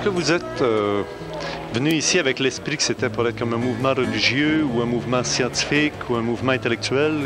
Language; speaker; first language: French; native; French